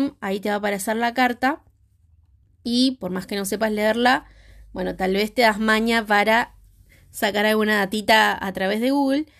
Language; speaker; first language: Spanish; native; Spanish